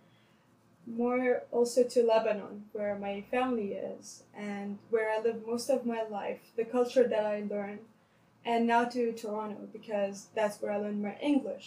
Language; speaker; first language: English; non-native, fluent; Arabic